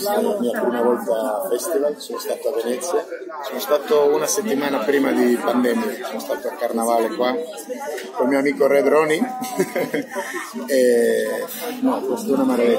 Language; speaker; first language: Italian; non-native, fluent; Serbian